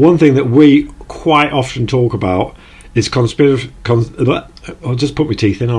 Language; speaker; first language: English; native; English